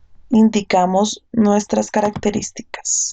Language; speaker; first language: Spanish; native; Spanish